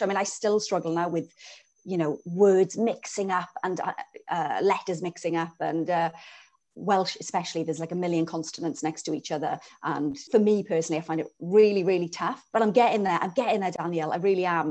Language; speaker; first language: English; native; English